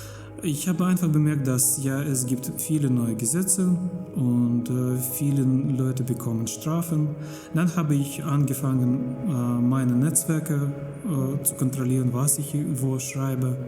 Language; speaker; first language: German; non-native, fluent; Russian